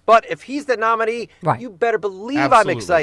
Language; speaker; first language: English; native; English